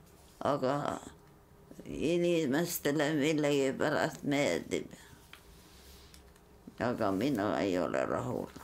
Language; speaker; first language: Estonian; non-native, local second language; Yiddish